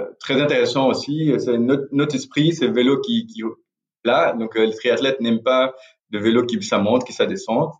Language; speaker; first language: French; non-native, fluent; Portuguese